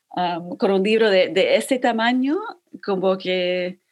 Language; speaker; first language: Spanish; non-native, fluent; English